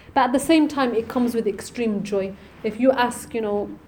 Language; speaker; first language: English; native; English